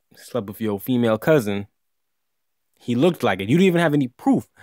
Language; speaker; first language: English; native; English